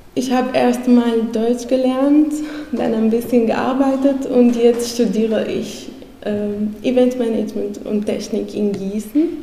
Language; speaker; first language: German; non-native, fluent; Arabic